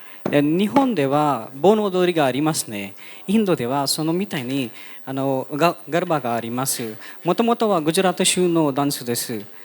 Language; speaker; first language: Japanese; non-native, fluent; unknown